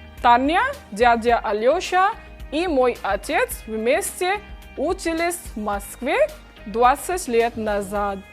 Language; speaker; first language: Russian; non-native, fluent; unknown